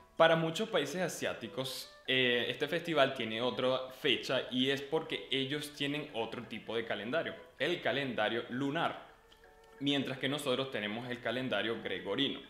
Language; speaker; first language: Spanish; native; Spanish